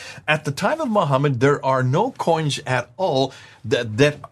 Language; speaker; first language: English; native; English